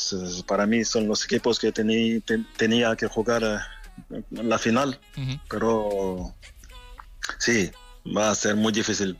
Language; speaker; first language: Spanish; non-native, fluent; French